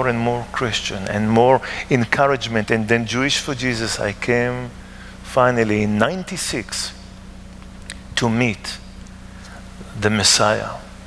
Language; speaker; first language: English; non-native, fluent; Hebrew